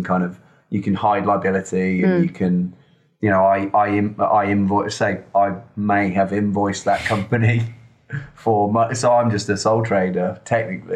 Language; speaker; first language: English; native; English